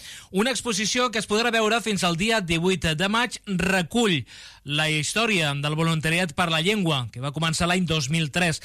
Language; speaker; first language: Catalan; native; Catalan